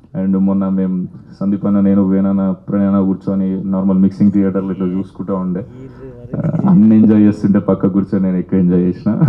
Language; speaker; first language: Telugu; native; Telugu